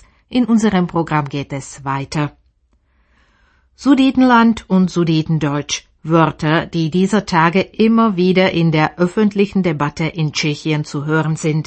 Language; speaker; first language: German; native; German